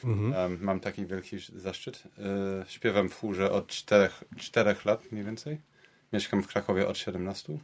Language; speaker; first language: Polish; non-native, fluent; English